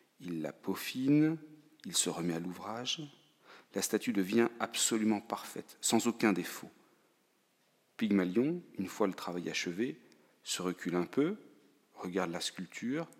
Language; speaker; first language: French; native; French